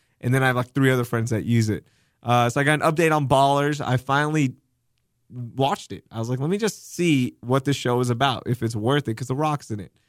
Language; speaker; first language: English; early bilingual, other home language; Urdu